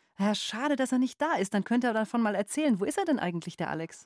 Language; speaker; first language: German; native; German